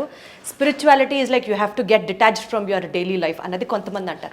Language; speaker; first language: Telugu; native; Telugu